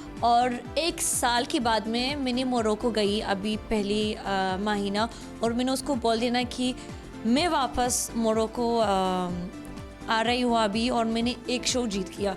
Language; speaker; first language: Hindi; non-native, learner; Arabic